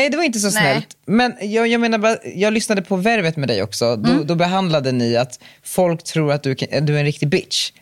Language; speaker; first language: Swedish; native; Swedish